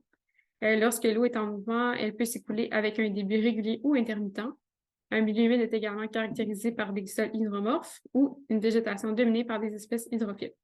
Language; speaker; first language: French; native; French